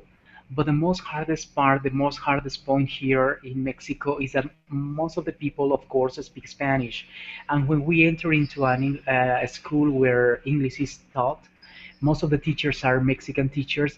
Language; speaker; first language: English; non-native, fluent; Spanish